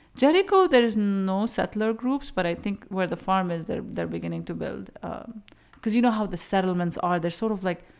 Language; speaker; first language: English; early bilingual, other home language; Arabic